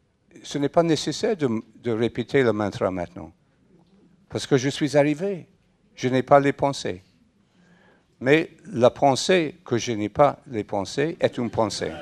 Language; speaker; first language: French; non-native, fluent; English